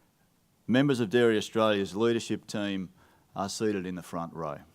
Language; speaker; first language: English; native; English